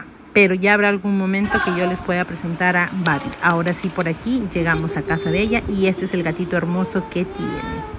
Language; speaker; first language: Spanish; native; Spanish